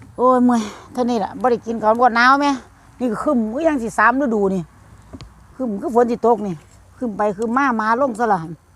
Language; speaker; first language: Thai; native; Thai